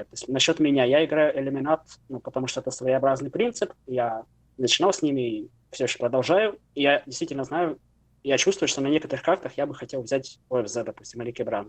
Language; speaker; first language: Russian; native; Russian